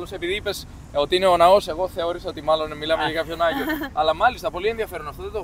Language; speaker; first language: Greek; native; Greek